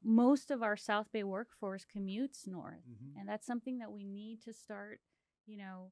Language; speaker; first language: English; early bilingual, other home language; Spanish